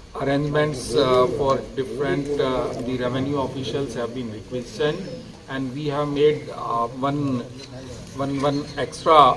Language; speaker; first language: English; non-native, local second language; Telugu